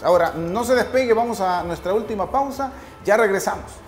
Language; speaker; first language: Spanish; native; Spanish